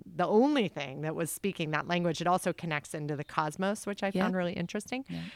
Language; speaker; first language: English; native; English